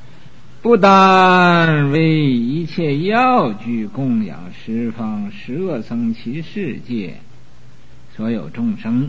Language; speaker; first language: Chinese; native; Chinese